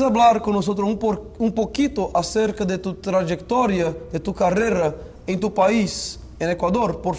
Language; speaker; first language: Spanish; non-native, fluent; Portuguese